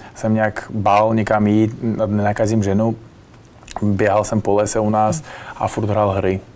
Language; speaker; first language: Czech; non-native, fluent; Uzbek